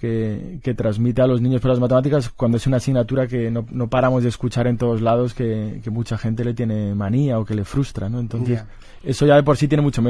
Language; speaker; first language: Spanish; native; Spanish